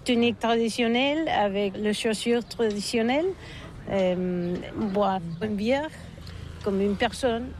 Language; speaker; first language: French; non-native, fluent; Catalan